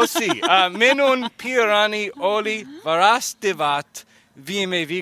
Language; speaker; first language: Finnish; non-native, learner; English